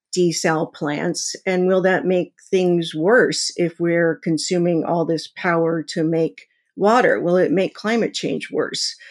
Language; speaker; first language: English; native; English